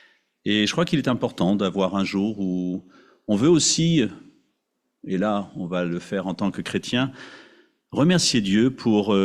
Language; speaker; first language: French; native; French